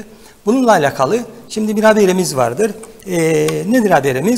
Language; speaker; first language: Turkish; native; Turkish